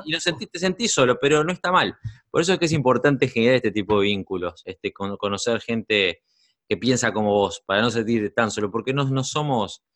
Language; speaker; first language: Spanish; native; Spanish